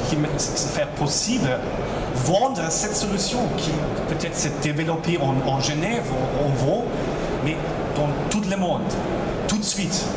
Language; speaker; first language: French; non-native, local second language; German